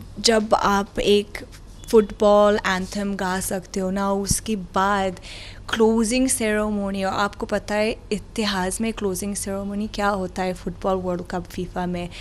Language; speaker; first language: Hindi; non-native, fluent; Arabic